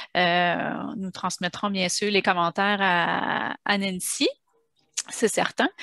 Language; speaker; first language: French; native; French